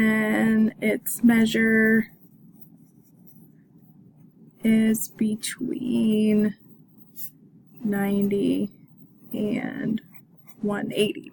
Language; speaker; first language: English; native; English